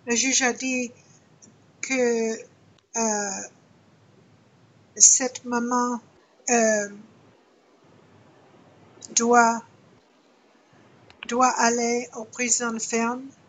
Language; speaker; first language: French; non-native, learner; English